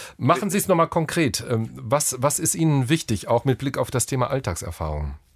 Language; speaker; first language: German; native; German